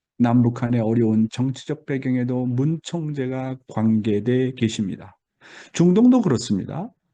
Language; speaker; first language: Korean; native; Korean